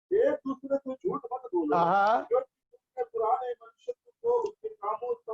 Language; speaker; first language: Hindi; non-native, local second language; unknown